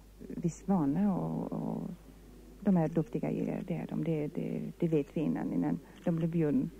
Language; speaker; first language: Swedish; non-native, fluent; German